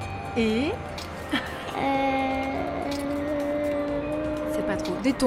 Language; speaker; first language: French; native; French